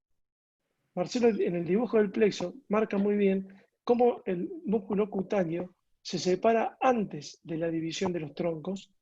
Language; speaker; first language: Spanish; native; Spanish